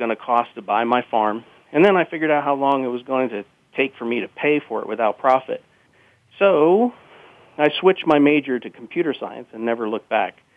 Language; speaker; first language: English; native; English